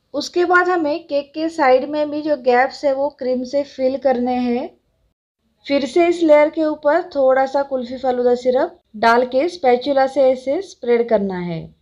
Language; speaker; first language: Hindi; non-native, local second language; Marathi